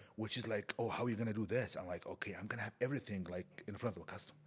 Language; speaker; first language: English; non-native, fluent; Arabic